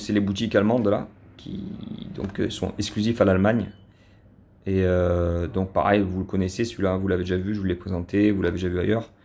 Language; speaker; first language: French; native; French